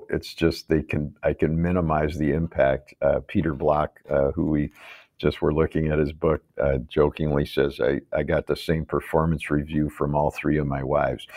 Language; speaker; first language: English; native; English